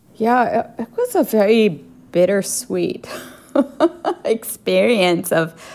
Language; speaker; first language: English; non-native, local second language; Urdu